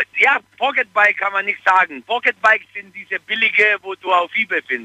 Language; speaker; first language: German; non-native, fluent; Italian